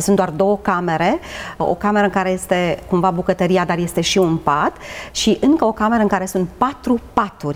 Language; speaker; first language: Romanian; native; Romanian